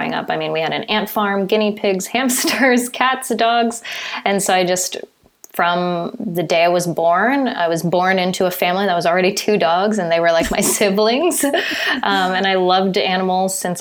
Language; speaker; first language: English; native; English